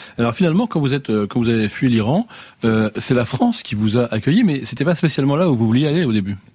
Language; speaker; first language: French; native; French